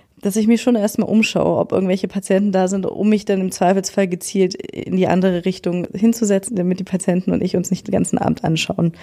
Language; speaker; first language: German; native; German